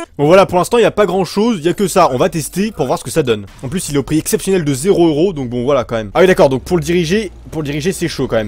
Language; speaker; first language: French; native; French